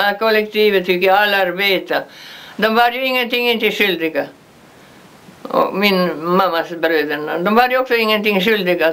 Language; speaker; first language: Swedish; early bilingual, heritage; Swedish